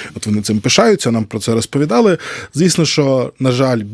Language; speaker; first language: Ukrainian; native; Ukrainian